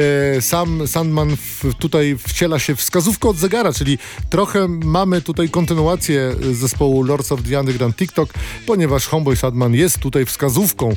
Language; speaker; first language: Polish; native; Polish